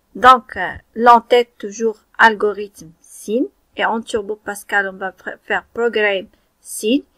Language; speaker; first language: French; non-native, local second language; Arabic